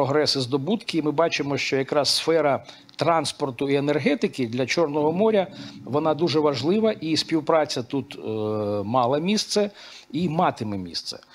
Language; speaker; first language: Ukrainian; native; Ukrainian